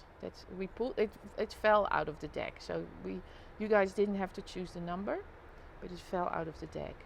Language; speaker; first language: English; non-native, fluent; Dutch